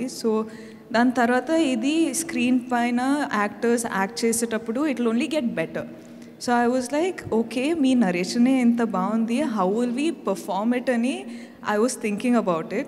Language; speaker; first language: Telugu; non-native, fluent; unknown